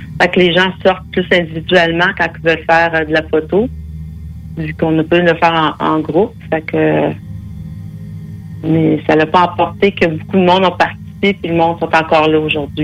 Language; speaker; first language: French; native; French